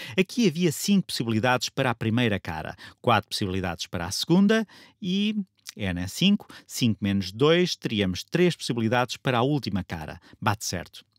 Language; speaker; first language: Portuguese; native; Portuguese